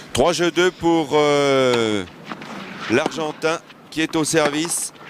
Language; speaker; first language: French; native; French